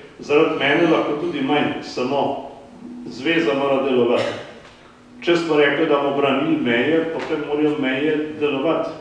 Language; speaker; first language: Slovenian; native; Slovenian